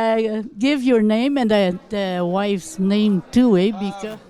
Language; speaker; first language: English; non-native, local second language; French